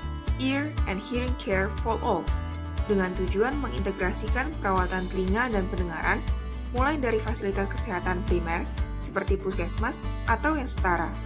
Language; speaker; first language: Indonesian; native; Indonesian